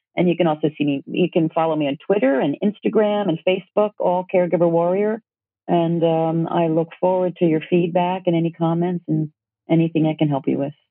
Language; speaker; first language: English; native; English